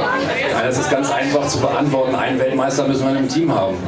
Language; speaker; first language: German; native; German